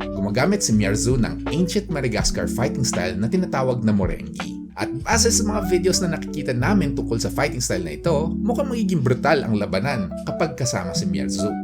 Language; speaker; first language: Filipino; native; Filipino